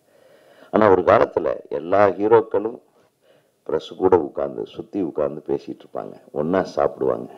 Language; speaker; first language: Tamil; native; Tamil